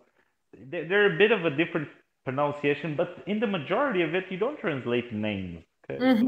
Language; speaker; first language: English; non-native, fluent; Portuguese